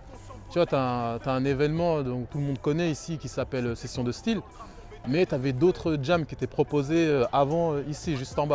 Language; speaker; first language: French; native; French